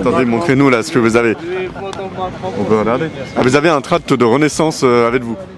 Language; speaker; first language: French; native; French